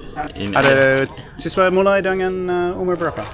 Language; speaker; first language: Indonesian; non-native, learner; English